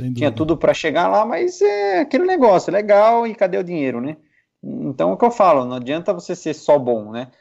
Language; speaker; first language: Portuguese; native; Portuguese